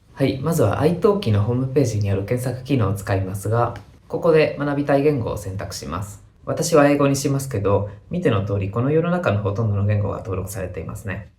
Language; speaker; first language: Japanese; non-native, fluent; Spanish